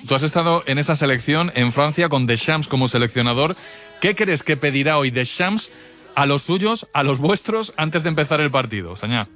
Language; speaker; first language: Spanish; native; Spanish